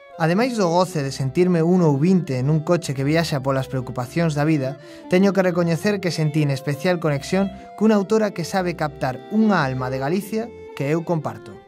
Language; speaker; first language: Galician; non-native, local second language; Spanish